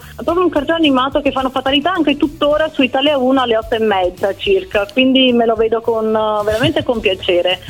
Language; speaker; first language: Italian; native; Italian